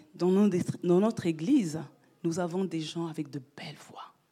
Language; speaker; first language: French; native; French